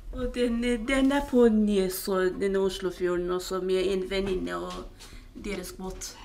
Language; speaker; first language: Norwegian; non-native, learner; Kurdish